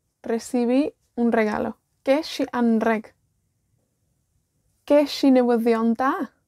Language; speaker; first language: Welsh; non-native, fluent; Spanish